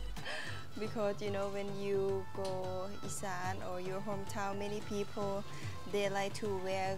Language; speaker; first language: English; non-native, learner; Thai